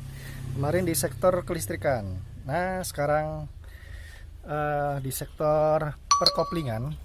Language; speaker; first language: Indonesian; native; Indonesian